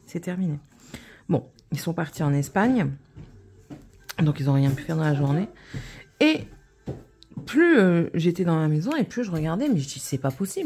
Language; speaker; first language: French; native; French